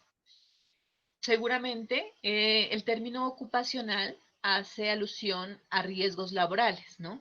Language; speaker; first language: Spanish; native; Spanish